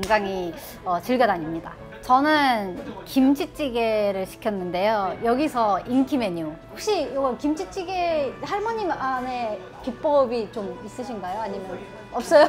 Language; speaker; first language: Korean; non-native, fluent; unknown